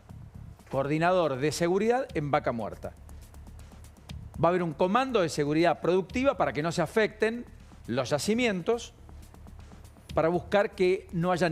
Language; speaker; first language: Spanish; native; Spanish